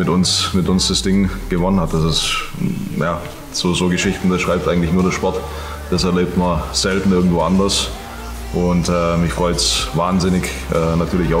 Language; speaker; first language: German; native; German